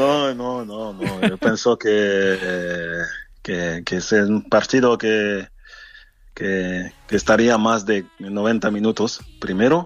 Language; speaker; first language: Spanish; non-native, fluent; French